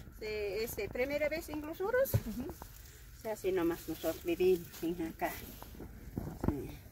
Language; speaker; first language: Spanish; non-native, local second language; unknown